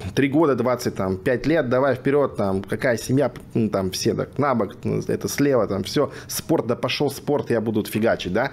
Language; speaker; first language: Russian; native; Russian